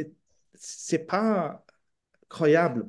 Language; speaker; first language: French; non-native, fluent; English